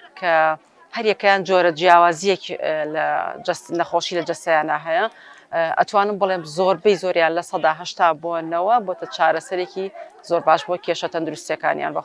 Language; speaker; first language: Central Kurdish; native; Central Kurdish